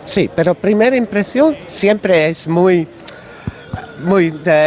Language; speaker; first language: Spanish; non-native, learner; Dutch